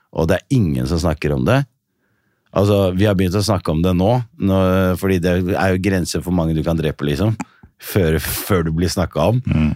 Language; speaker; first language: Norwegian; early bilingual, other home language; Riffian